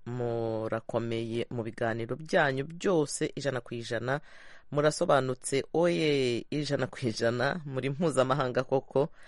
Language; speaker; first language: Kinyarwanda; native; Kinyarwanda